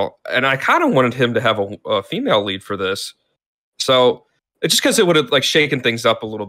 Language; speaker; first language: English; native; English